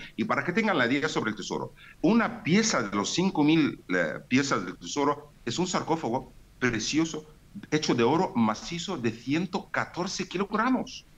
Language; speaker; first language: Spanish; non-native, fluent; Arabic